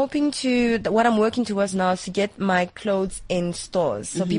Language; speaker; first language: English; non-native, local second language; Zulu